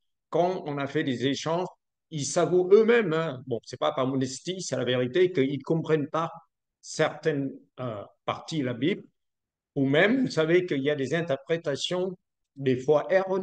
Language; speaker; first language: French; non-native, fluent; Vietnamese